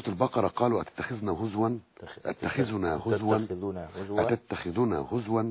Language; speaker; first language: Arabic; native; Arabic